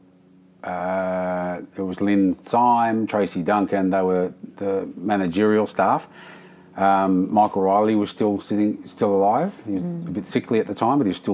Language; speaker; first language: English; native; English